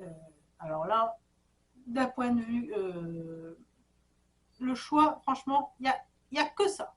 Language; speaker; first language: French; native; French